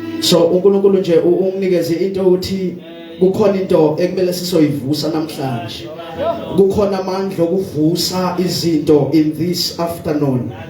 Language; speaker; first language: Zulu; non-native, local second language; Swati